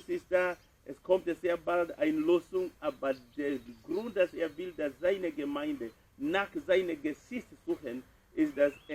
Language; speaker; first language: German; non-native, fluent; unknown